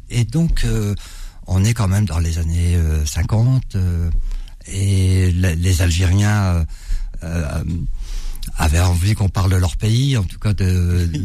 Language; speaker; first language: French; early bilingual, other home language; Arabic